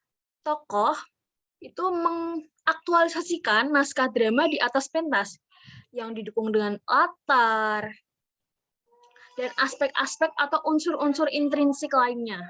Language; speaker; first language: Indonesian; native; Indonesian